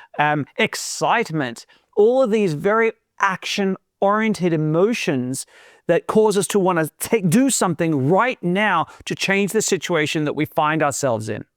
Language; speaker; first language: English; native; English